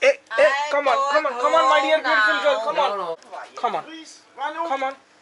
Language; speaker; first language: English; non-native, local second language; Telugu